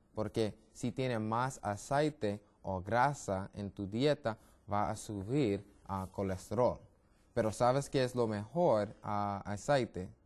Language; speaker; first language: Spanish; non-native, learner; English